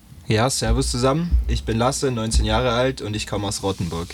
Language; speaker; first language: German; native; German